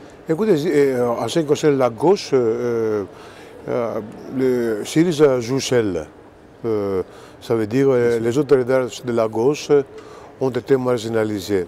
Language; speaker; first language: French; non-native, fluent; Greek